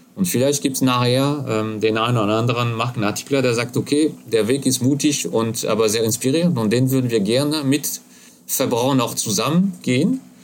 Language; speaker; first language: German; non-native, fluent; French